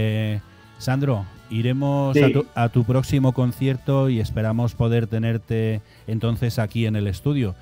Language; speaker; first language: Spanish; native; Spanish